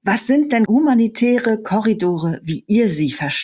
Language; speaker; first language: German; native; German